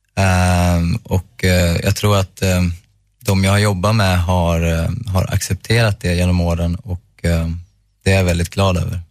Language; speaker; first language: Swedish; native; Swedish